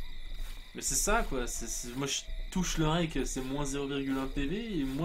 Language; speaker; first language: French; native; French